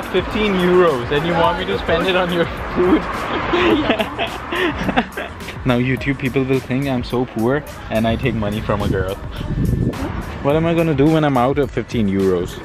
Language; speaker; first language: English; non-native, local second language; Hindi